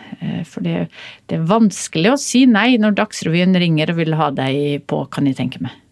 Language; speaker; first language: Norwegian; early bilingual, other home language; Polish